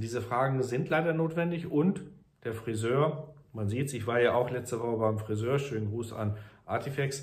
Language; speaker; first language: German; native; German